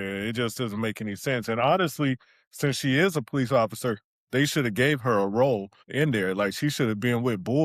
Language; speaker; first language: English; native; English